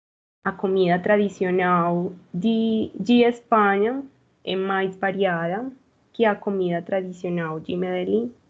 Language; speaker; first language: Portuguese; non-native, learner; Spanish